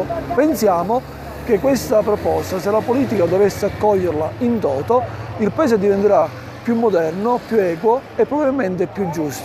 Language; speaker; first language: Italian; native; Italian